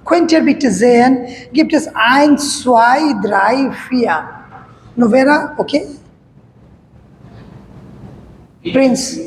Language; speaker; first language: German; non-native, fluent; Bangla